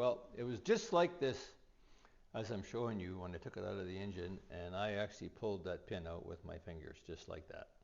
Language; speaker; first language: English; native; English